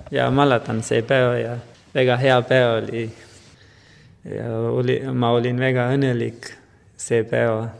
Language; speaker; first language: Estonian; non-native, learner; Persian